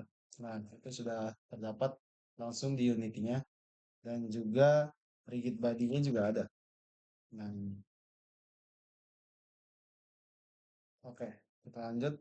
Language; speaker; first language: Indonesian; native; Indonesian